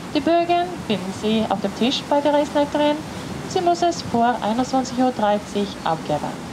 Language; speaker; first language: German; non-native, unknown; Norwegian